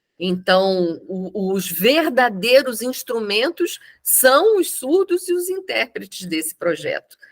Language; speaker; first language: Portuguese; native; Portuguese